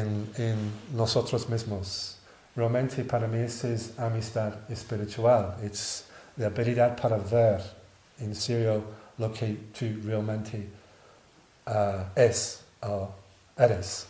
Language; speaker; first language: Spanish; non-native, learner; English